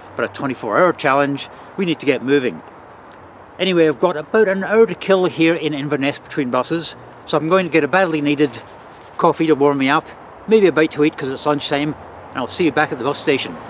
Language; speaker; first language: English; native; English